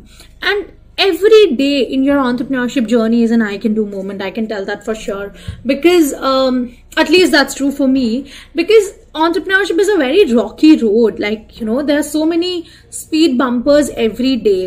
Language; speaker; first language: English; non-native, local second language; Hindi